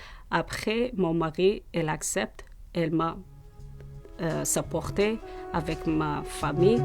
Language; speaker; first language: French; non-native, learner; Persian